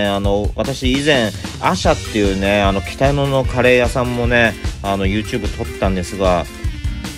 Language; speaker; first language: Japanese; native; Japanese